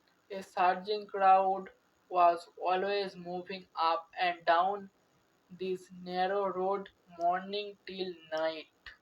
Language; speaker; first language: English; non-native, local second language; Bangla